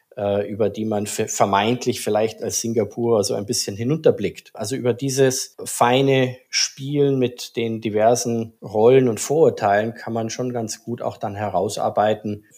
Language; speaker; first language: German; native; German